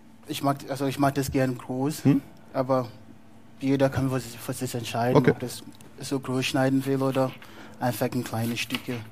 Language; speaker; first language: German; non-native, fluent; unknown